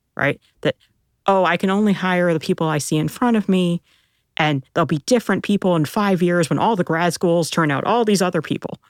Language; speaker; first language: English; early bilingual, other home language; Filipino